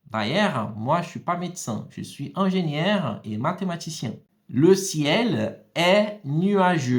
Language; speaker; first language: French; non-native, fluent; Portuguese